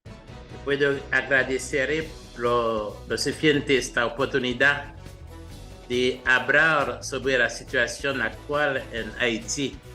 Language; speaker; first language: Spanish; non-native, fluent; Haitian Creole